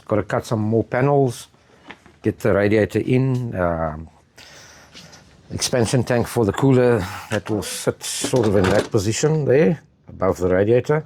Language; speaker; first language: English; native; English